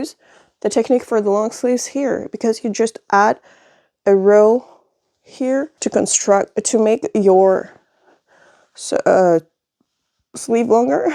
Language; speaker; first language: English; non-native, fluent; French